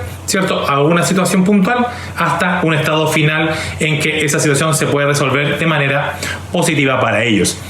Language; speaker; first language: Spanish; native; Spanish